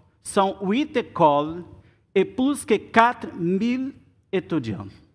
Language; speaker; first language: French; non-native, learner; Portuguese